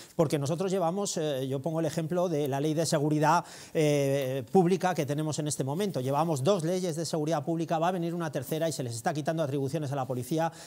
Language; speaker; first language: Spanish; native; Spanish